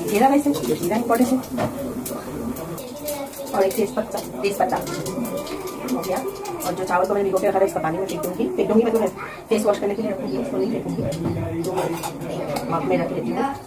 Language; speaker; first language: Hindi; native; Hindi